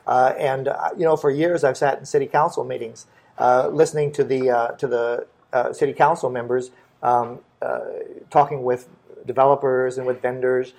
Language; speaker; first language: English; native; English